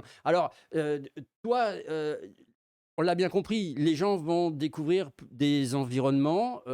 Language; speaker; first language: French; native; French